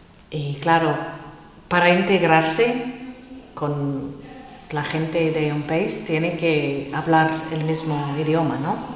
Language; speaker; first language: Spanish; non-native, fluent; English